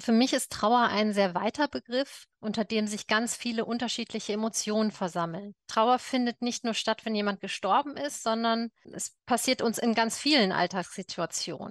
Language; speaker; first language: German; native; German